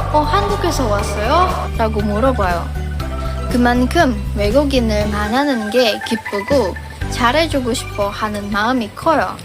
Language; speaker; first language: Korean; non-native, fluent; Indonesian